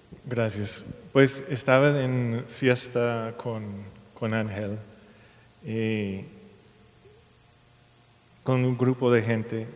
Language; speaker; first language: Spanish; non-native, fluent; English